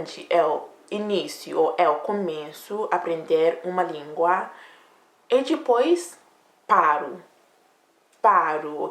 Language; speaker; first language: Portuguese; non-native, learner; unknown